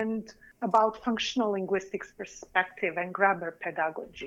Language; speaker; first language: English; non-native, fluent; Serbian